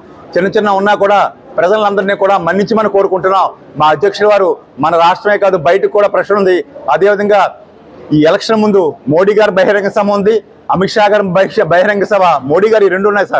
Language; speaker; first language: Telugu; native; Telugu